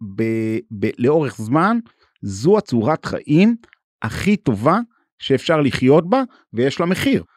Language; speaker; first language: Hebrew; native; Hebrew